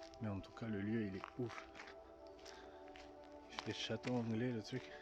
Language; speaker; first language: French; native; French